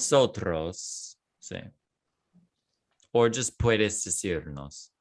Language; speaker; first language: Spanish; non-native, fluent; English